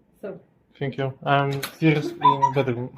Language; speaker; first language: English; non-native, learner; Polish